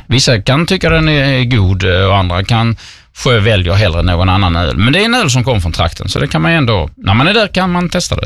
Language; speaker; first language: Swedish; native; Swedish